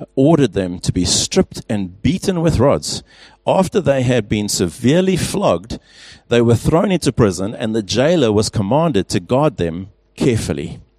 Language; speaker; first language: English; native; English